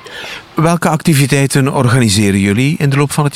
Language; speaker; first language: Dutch; native; Dutch